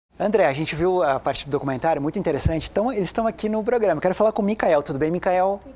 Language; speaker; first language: Portuguese; native; Portuguese